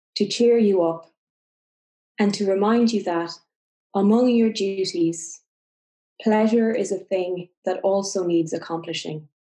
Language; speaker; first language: English; native; English